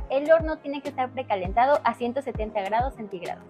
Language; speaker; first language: Spanish; native; Spanish